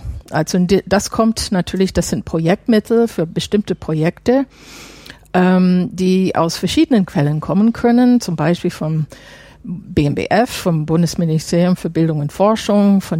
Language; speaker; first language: German; non-native, fluent; English